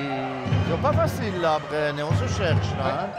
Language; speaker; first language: French; native; French